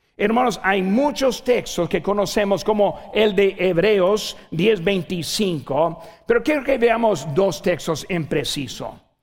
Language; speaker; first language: Spanish; non-native, fluent; English